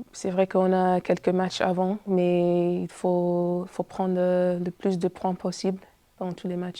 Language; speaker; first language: French; non-native, fluent; English